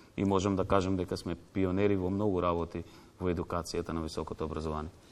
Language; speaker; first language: Macedonian; native; Macedonian